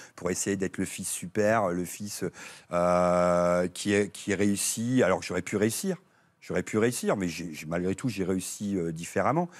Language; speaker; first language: French; native; French